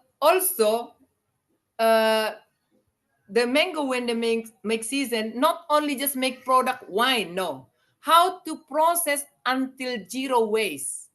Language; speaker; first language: English; non-native, learner; Indonesian